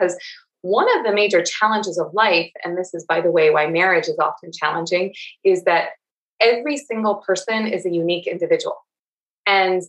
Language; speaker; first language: English; native; English